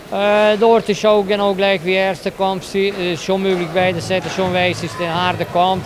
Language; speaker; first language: German; non-native, learner; Hungarian